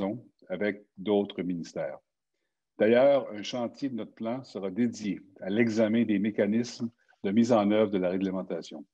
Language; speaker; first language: French; native; French